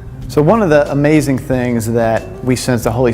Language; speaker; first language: English; native; English